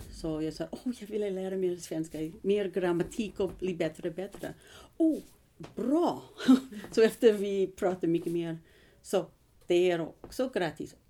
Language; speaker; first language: Swedish; non-native, learner; English